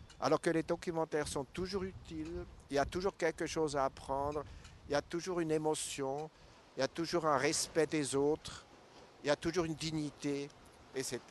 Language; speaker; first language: French; non-native, local second language; German